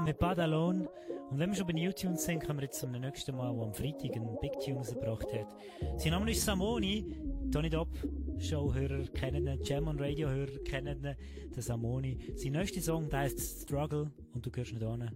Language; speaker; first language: German; native; German